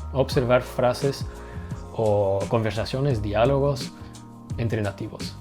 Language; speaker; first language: Spanish; non-native, fluent; Dutch